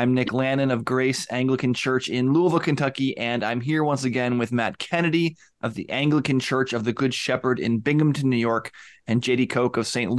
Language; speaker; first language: English; native; English